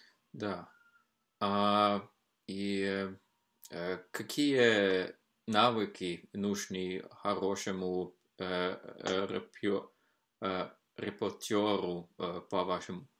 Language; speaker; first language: Russian; non-native, fluent; Norwegian